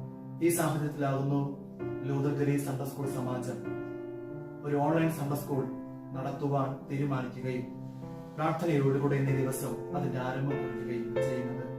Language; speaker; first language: Malayalam; native; Malayalam